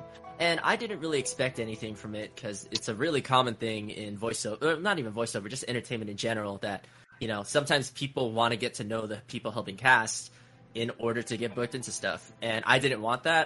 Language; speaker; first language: English; native; English